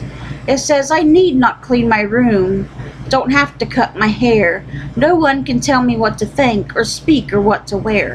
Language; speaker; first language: English; native; English